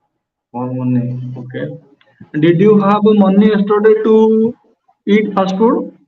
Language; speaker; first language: English; non-native, local second language; Odia